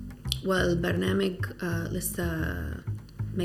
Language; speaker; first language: Arabic; non-native, fluent; English